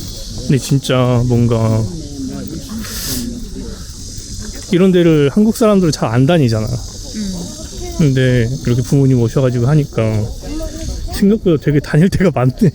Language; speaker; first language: Korean; native; Korean